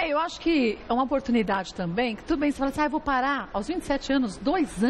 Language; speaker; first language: Portuguese; native; Portuguese